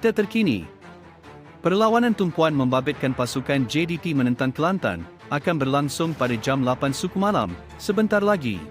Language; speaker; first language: Malay; native; Malay